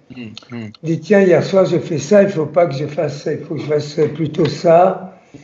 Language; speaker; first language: French; early bilingual, other home language; Italian